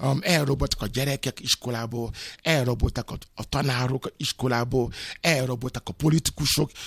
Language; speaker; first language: Hungarian; non-native, fluent; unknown